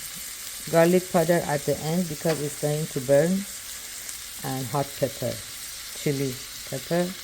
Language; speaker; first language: English; non-native, learner; Persian